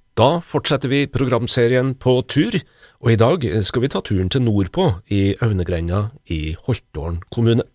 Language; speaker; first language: Norwegian; native; Norwegian